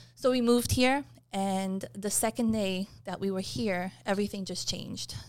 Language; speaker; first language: English; early bilingual, other home language; Persian